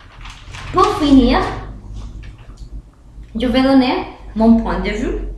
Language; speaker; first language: French; non-native, learner; Spanish